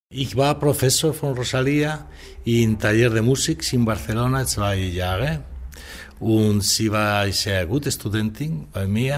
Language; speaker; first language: German; non-native, learner; Spanish